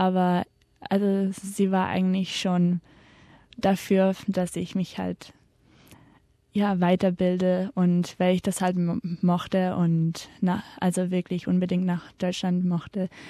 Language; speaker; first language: German; early bilingual, heritage; German